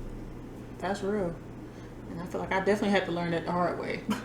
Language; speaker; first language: English; native; English